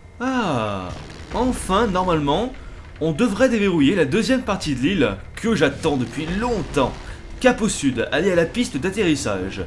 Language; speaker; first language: French; native; French